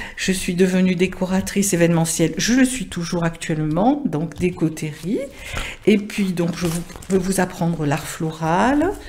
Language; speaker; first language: French; native; French